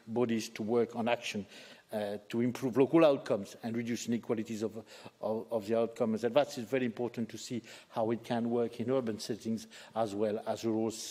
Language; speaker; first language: English; native; English